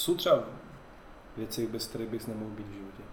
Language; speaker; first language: Czech; native; Czech